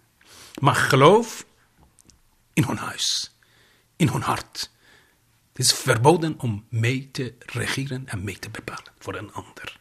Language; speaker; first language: Dutch; non-native, fluent; Persian